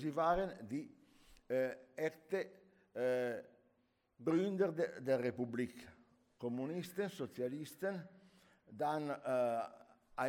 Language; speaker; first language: German; non-native, fluent; Italian